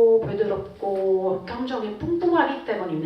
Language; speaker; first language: Korean; non-native, fluent; Swedish